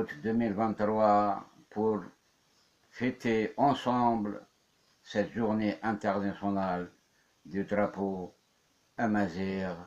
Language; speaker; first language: French; non-native, local second language; Kabyle